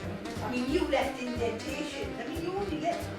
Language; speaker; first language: English; native; English